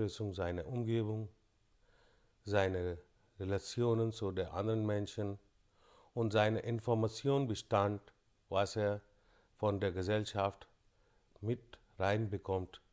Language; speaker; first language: German; non-native, fluent; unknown